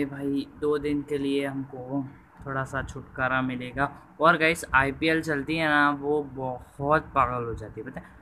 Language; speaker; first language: Hindi; native; Hindi